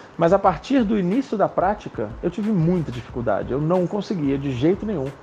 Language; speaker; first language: Portuguese; non-native, local second language; Spanish